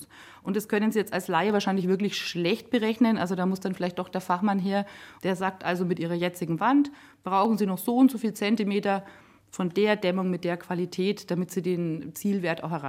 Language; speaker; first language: German; native; German